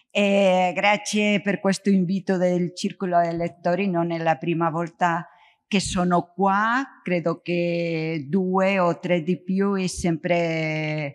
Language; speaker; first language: Italian; non-native, learner; Spanish